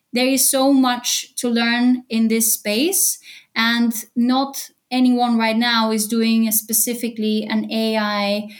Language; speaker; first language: English; non-native, fluent; Bulgarian